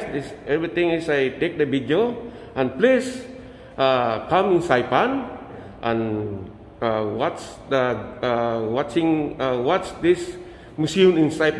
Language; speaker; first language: English; non-native, learner; Filipino